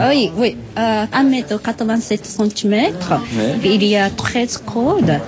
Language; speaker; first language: French; non-native, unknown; Japanese